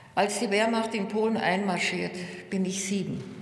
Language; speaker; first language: German; native; German